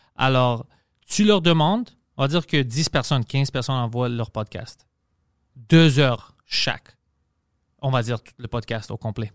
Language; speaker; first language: French; non-native, fluent; Greek